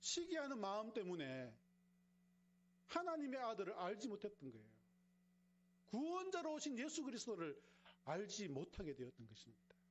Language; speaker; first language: Korean; native; Korean